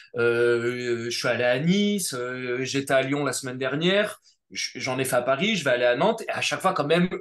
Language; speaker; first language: French; native; French